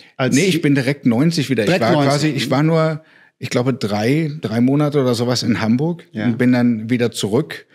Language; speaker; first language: German; native; German